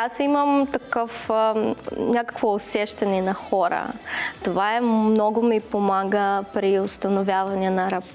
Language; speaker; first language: Bulgarian; non-native, learner; Russian